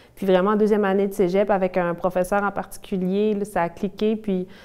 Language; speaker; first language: French; native; French